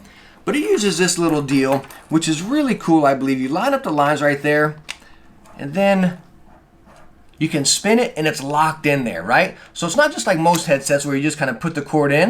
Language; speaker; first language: English; native; English